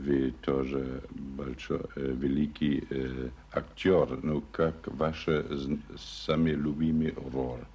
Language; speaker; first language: Russian; non-native, learner; German